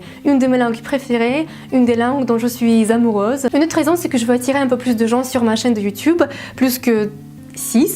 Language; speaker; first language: French; non-native, fluent; Russian